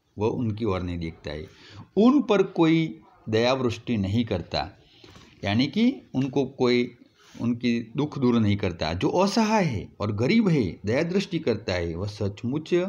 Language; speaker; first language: Hindi; non-native, local second language; Gujarati